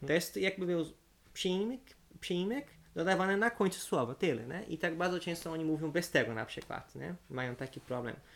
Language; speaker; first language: Polish; non-native, fluent; Portuguese